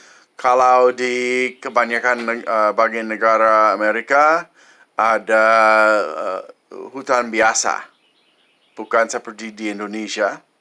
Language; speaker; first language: Indonesian; non-native, fluent; English